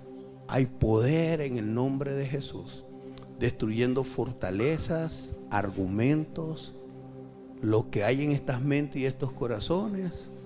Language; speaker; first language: Spanish; native; Spanish